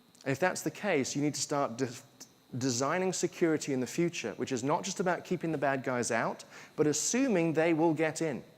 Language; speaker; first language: English; native; English